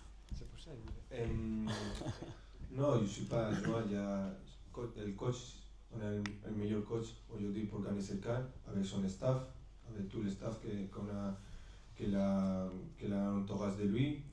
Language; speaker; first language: French; non-native, fluent; Spanish